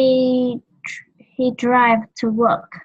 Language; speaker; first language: English; non-native, learner; Vietnamese